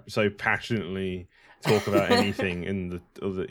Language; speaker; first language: English; native; English